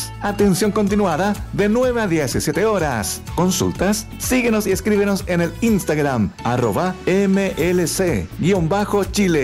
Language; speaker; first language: Spanish; native; Spanish